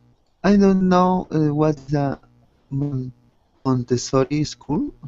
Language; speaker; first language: English; non-native, learner; Spanish